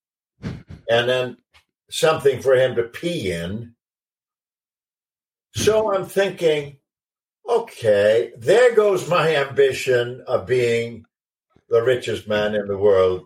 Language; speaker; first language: English; non-native, fluent; Swedish